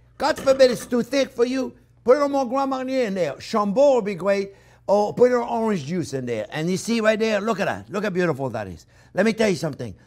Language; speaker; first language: English; non-native, fluent; French